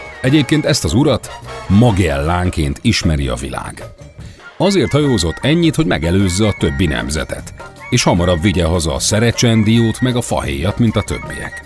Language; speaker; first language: Hungarian; native; Hungarian